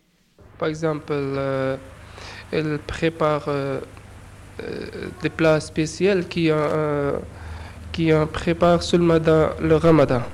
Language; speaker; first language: French; non-native, learner; Urdu